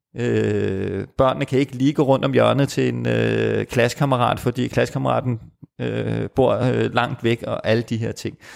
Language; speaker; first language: Danish; native; Danish